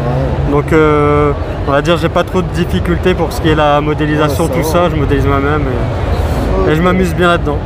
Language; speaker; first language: French; native; French